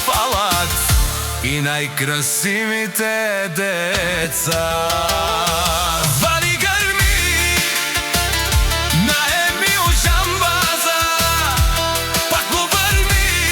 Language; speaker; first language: Bulgarian; non-native, local second language; Romany